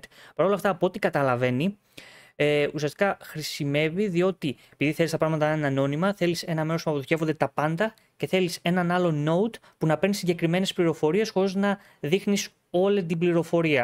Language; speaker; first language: Greek; native; Greek